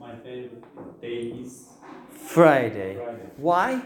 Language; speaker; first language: English; non-native, fluent; Turkish